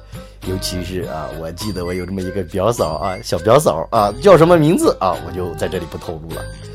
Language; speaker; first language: Chinese; native; Chinese